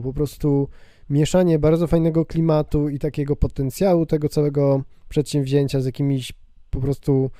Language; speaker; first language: Polish; native; Polish